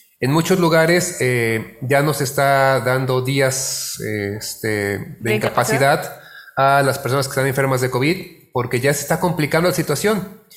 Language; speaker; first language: Spanish; native; Spanish